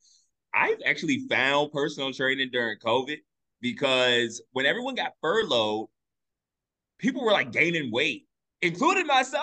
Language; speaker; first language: English; native; English